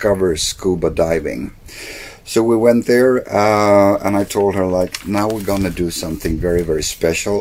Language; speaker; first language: English; non-native, fluent; Swedish